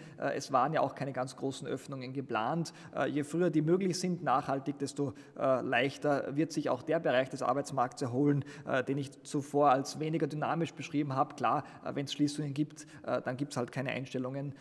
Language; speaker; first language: German; native; German